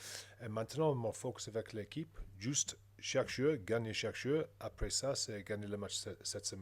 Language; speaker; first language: French; non-native, learner; English